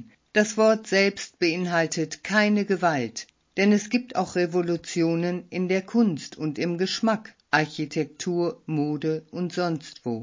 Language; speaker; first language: German; native; German